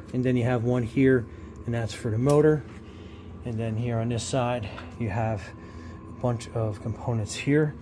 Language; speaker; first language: English; native; English